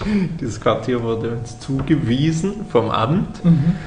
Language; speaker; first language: German; native; German